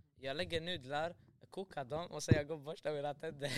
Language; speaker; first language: Swedish; early bilingual, other home language; Arabic